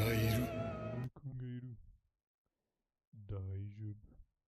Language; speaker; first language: Japanese; non-native, learner; Filipino